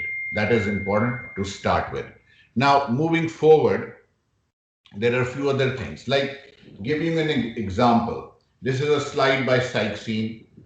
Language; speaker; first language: English; non-native, local second language; Urdu